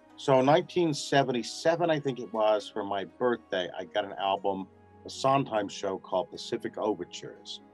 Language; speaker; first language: English; native; English